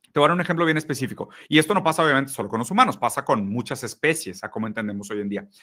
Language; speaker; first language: Spanish; early bilingual, other home language; Portuguese